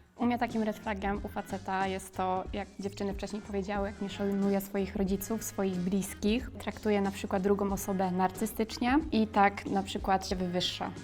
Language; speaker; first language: Polish; native; Polish